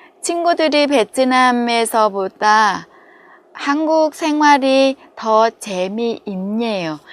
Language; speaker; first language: Korean; non-native, fluent; Vietnamese